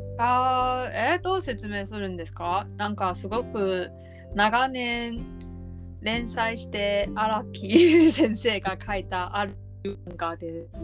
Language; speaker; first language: Japanese; non-native, learner; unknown